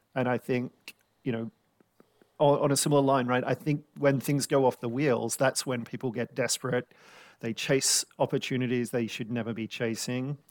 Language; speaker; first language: English; native; English